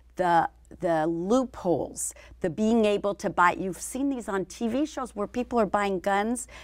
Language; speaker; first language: English; native; English